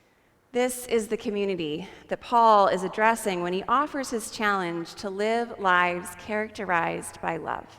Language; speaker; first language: English; native; English